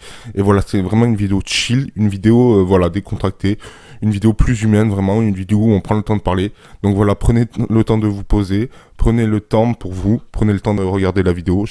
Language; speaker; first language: French; native; French